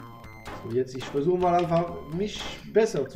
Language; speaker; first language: German; non-native, learner; French